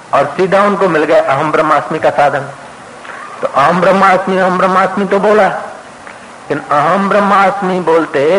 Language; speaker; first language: Hindi; non-native, local second language; Sindhi